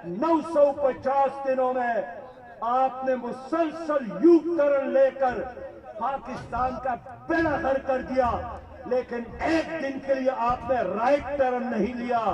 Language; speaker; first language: Urdu; non-native, local second language; Pashto